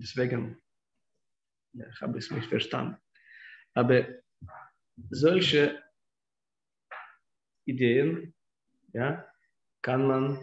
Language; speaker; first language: German; non-native, fluent; Russian